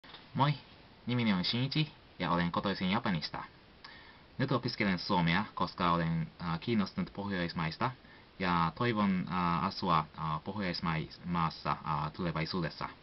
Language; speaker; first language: Finnish; non-native, learner; Japanese